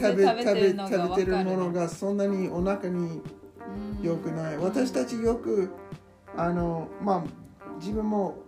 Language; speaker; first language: Japanese; non-native, learner; English